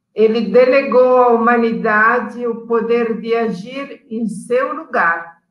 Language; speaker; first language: Portuguese; non-native, fluent; Italian